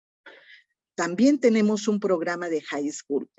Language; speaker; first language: Spanish; native; Spanish